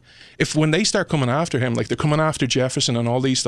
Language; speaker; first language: English; native; English